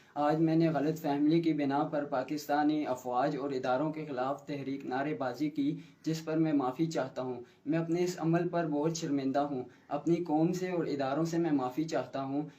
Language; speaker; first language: Urdu; non-native, local second language; Northern Hindko